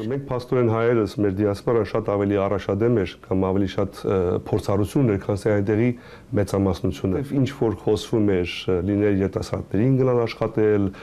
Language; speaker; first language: Armenian; early bilingual, heritage; Armenian